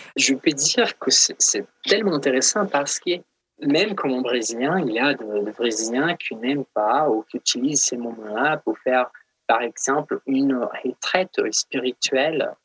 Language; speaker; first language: French; non-native, fluent; Portuguese